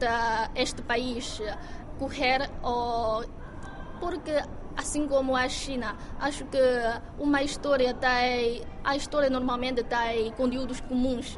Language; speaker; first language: Portuguese; non-native, fluent; Chinese